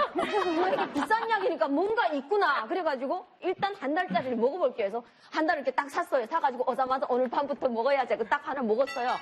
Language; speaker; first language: Korean; native; Korean